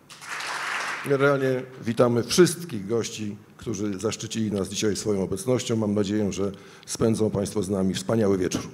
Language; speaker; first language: Polish; native; Polish